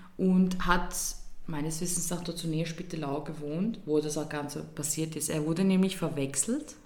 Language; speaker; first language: German; early bilingual, other home language; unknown